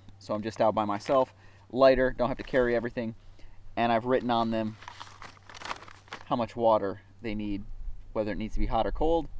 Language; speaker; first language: English; native; English